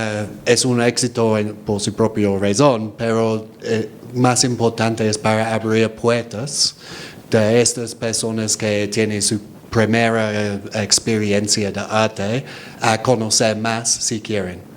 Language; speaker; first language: Spanish; non-native, fluent; English